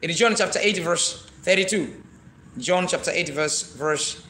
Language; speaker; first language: English; non-native, local second language; Swahili